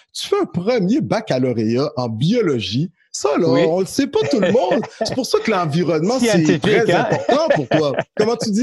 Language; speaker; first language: French; native; French